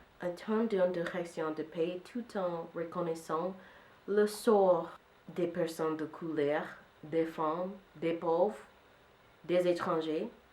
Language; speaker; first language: French; non-native, fluent; English